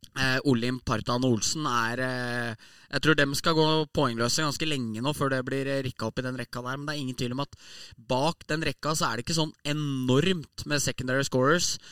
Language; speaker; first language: Norwegian; native; Norwegian